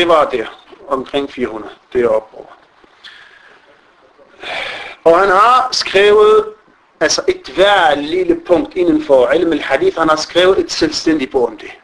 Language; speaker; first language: Danish; non-native, fluent; Arabic